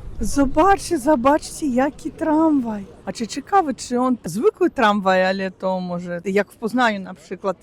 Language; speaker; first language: Polish; non-native, learner; Russian